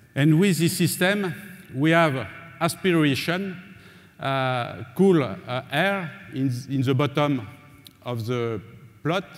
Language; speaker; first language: English; non-native, learner; French